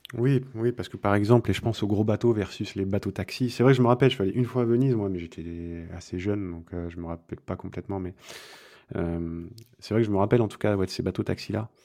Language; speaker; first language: French; native; French